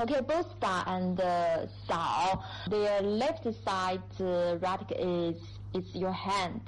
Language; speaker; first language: English; non-native, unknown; Chinese